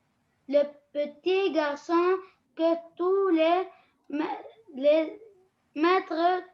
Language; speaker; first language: French; non-native, learner; Arabic